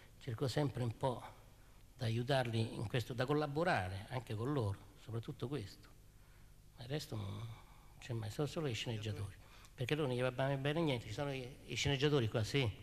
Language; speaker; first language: Italian; native; Italian